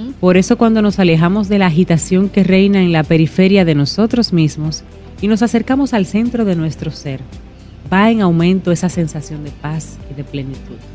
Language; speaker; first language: Spanish; native; Spanish